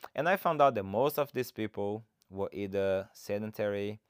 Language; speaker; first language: English; non-native, fluent; Portuguese